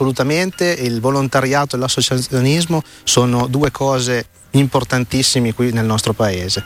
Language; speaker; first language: Italian; native; Italian